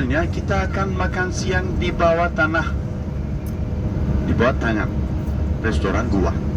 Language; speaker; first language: Indonesian; non-native, fluent; Turkish